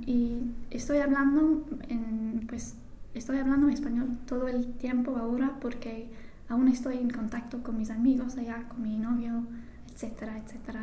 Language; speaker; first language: Spanish; non-native, fluent; English